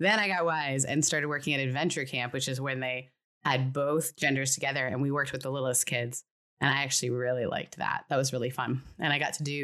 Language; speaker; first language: English; native; English